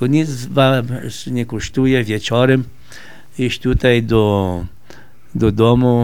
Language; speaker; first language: Polish; early bilingual, heritage; Polish